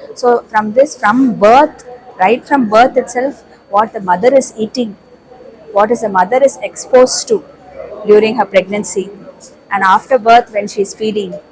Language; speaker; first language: English; non-native, local second language; Tamil